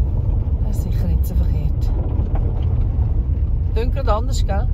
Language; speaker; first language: German; native; German